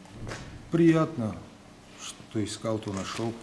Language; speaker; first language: Russian; native; Russian